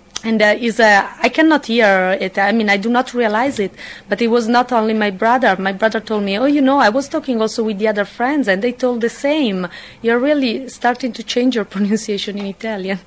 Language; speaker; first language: English; non-native, fluent; Italian